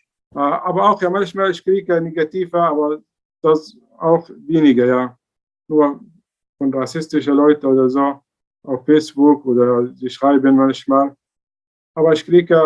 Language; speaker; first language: German; non-native, learner; Arabic